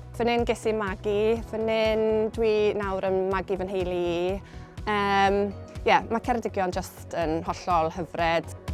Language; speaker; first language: Welsh; native; Welsh